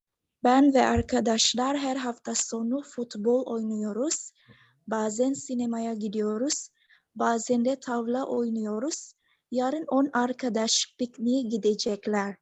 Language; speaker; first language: Turkish; non-native, learner; Indonesian